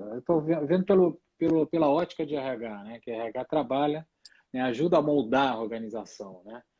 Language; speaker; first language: Portuguese; native; Portuguese